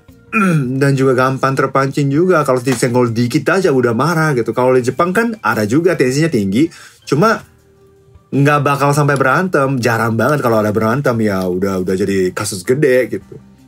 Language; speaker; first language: Indonesian; non-native, fluent; Japanese